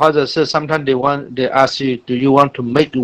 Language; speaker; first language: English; non-native, fluent; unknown